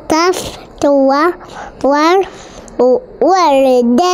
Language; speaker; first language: Arabic; early bilingual, heritage; Arabic